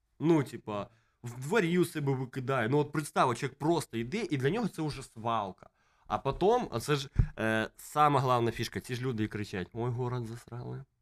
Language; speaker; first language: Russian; native; Russian